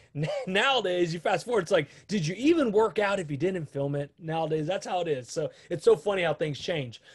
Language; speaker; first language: English; native; English